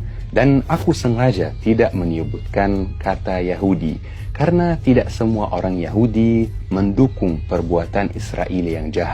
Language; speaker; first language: Indonesian; non-native, fluent; Arabic